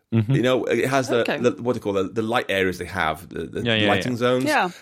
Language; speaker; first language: English; native; English